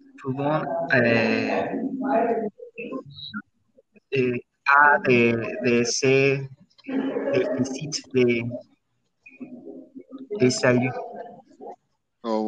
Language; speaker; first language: French; non-native, learner; Spanish